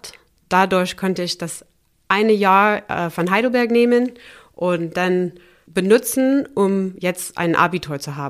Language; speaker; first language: German; non-native, fluent; English